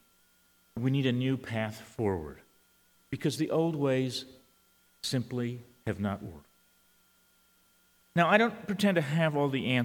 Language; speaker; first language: English; early bilingual, other home language; Spanish